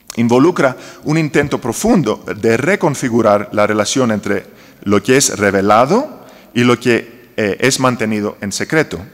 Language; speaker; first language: Spanish; non-native, fluent; Greek